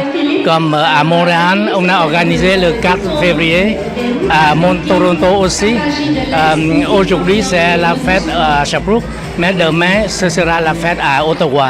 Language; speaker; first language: French; non-native, fluent; Vietnamese